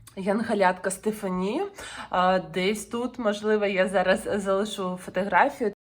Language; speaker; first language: Ukrainian; non-native, local second language; Russian